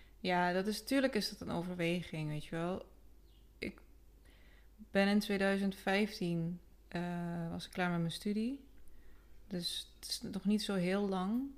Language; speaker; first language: Dutch; early bilingual, other home language; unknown